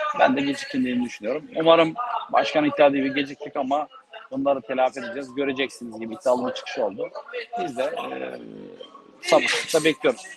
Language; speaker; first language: Turkish; native; Turkish